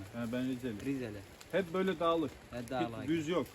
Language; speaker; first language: Turkish; native; Turkish